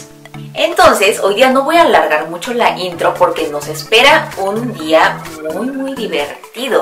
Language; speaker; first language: Spanish; non-native, fluent; Korean